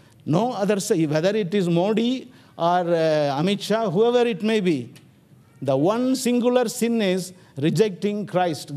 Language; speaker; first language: English; non-native, local second language; Tamil